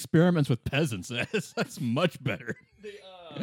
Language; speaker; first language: English; native; English